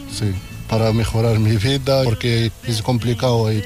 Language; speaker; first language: Spanish; non-native, learner; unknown